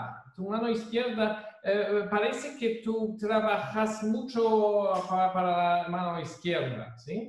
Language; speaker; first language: Spanish; non-native, fluent; German